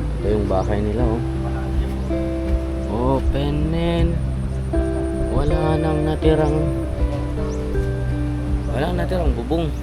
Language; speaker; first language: Filipino; non-native, local second language; Iloko